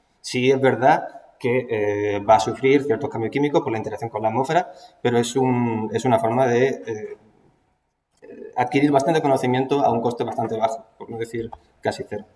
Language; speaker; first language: Spanish; native; Spanish